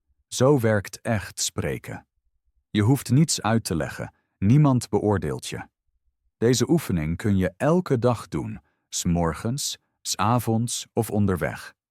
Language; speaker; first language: Dutch; non-native, fluent; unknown